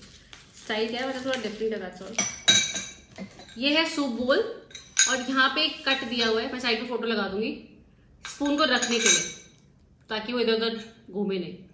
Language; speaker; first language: Hindi; native; Hindi